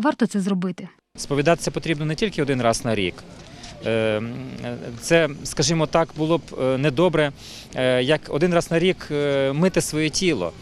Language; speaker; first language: Ukrainian; native; Ukrainian